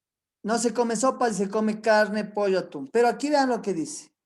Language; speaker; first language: Spanish; native; Spanish